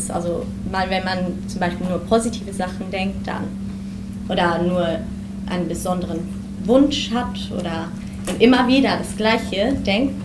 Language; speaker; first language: German; early bilingual, heritage; German